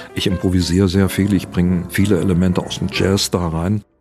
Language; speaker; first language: German; native; German